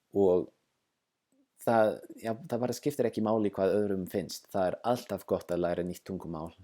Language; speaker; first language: Icelandic; non-native, fluent; English